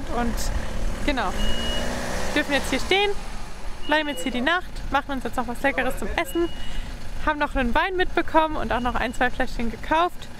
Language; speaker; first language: German; native; German